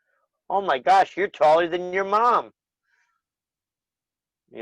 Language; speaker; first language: English; native; English